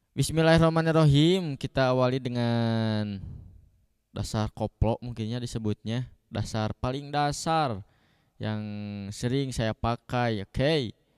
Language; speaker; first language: Indonesian; non-native, local second language; Sundanese